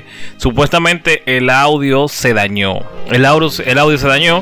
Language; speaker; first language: Spanish; native; Spanish